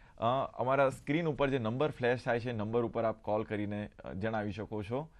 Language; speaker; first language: Gujarati; native; Gujarati